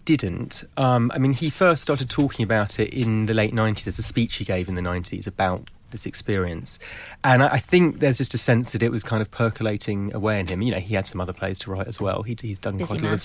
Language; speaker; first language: English; native; English